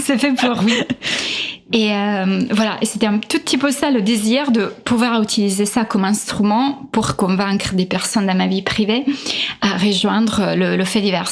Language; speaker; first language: French; non-native, fluent; Italian